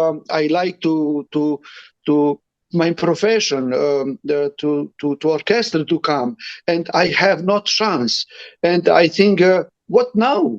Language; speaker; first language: English; non-native, learner; Romany